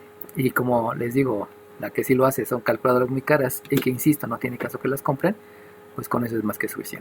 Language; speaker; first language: Spanish; native; Spanish